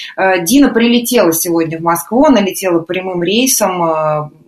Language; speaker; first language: Russian; native; Russian